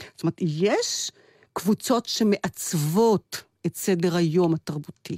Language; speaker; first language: Hebrew; native; Hebrew